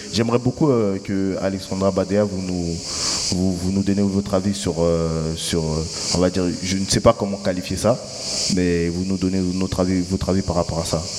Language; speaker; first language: French; native; French